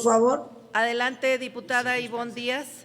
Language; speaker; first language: Spanish; native; Spanish